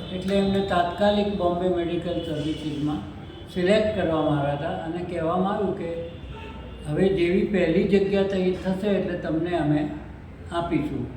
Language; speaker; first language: Gujarati; early bilingual, other home language; Sindhi